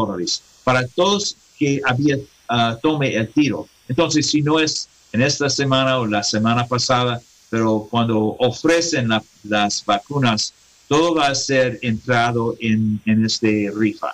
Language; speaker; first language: Spanish; non-native, learner; English